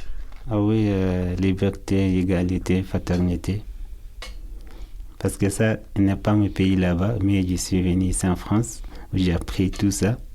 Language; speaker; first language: French; non-native, learner; Arabic